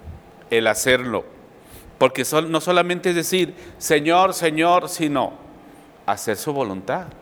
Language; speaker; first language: Spanish; native; Spanish